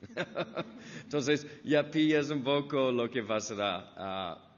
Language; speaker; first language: Spanish; non-native, fluent; English